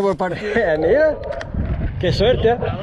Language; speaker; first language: Spanish; non-native, learner; Portuguese